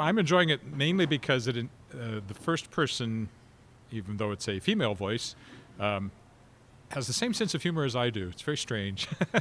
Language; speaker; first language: English; native; English